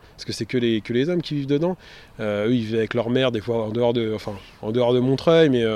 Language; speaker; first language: French; native; French